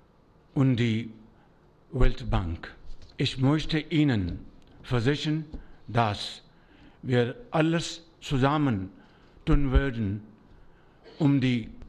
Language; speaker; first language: German; non-native, learner; Urdu